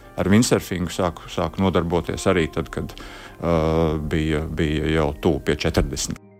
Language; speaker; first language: Latvian; native; Latvian